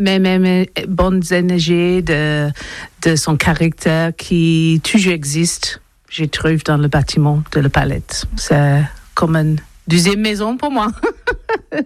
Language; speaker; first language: French; non-native, learner; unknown